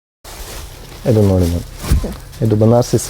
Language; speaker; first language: Kannada; non-native, local second language; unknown